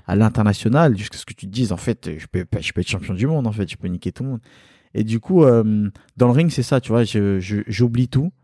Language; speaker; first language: French; early bilingual, other home language; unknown